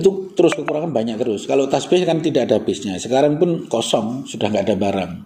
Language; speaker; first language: Indonesian; native; Indonesian